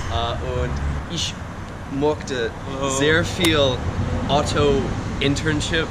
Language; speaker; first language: German; non-native, learner; English